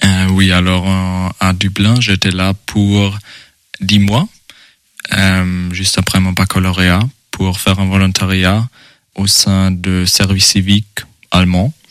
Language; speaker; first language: French; non-native, fluent; German